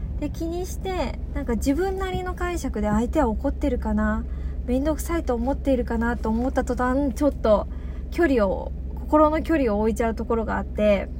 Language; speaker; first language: Japanese; native; Japanese